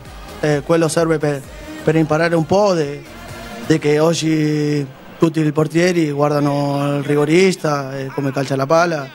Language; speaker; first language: Italian; non-native, fluent; Spanish